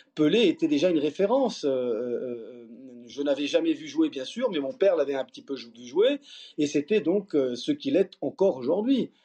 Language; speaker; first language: French; early bilingual, other home language; Portuguese